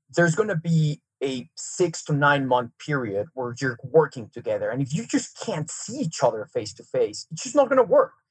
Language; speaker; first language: English; non-native, fluent; Serbian